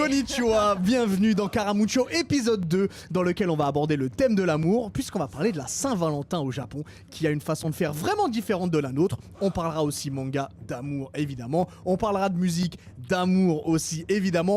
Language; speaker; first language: French; native; French